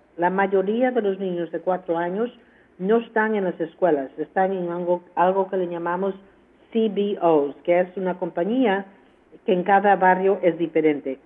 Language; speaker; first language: Spanish; early bilingual, heritage; Spanish